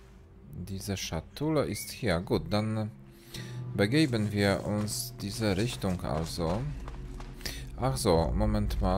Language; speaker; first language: German; non-native, learner; Polish